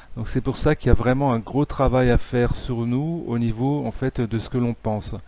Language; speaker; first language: French; native; French